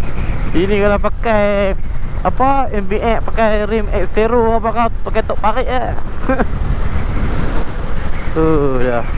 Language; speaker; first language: Malay; native; Malay